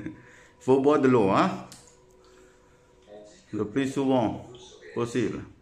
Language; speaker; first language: French; non-native, learner; Thai